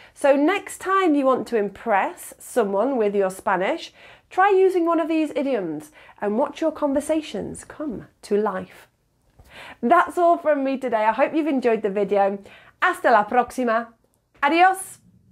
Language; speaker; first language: English; native; English